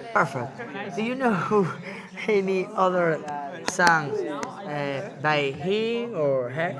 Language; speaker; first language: English; non-native, learner; Spanish